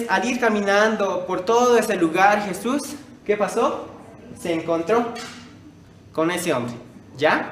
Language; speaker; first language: Spanish; native; Spanish